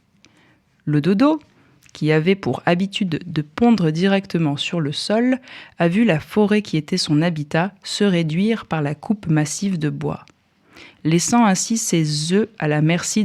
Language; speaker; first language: French; native; French